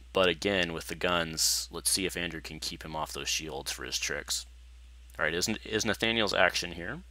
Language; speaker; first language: English; native; English